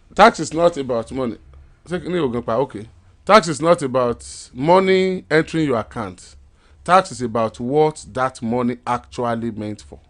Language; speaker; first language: English; non-native, local second language; Yoruba